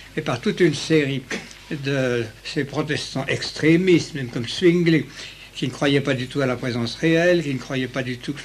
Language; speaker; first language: French; native; French